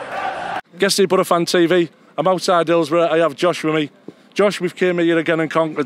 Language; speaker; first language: English; native; English